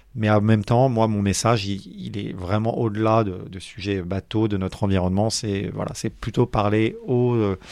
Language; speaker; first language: French; native; French